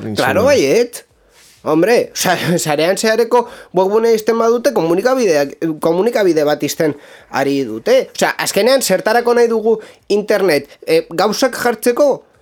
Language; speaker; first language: Basque; non-native, local second language; Spanish